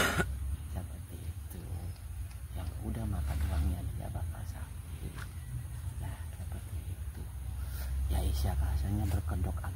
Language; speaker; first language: Indonesian; native; Indonesian